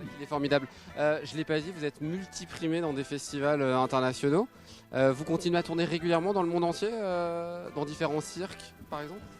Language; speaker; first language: French; native; French